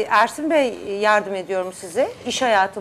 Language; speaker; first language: Turkish; native; Turkish